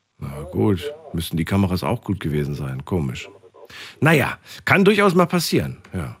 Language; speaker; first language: German; native; German